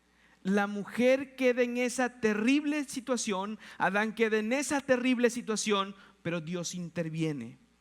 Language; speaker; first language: Spanish; native; Spanish